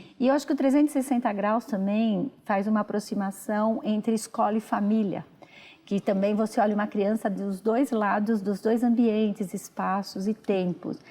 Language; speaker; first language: Portuguese; native; Portuguese